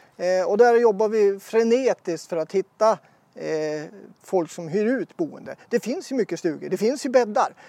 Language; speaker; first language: Swedish; native; Swedish